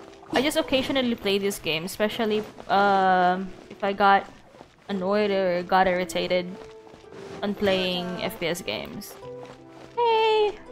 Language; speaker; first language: English; non-native, local second language; Filipino